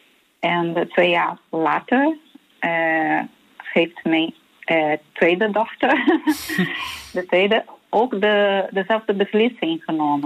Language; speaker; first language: Dutch; non-native, fluent; Portuguese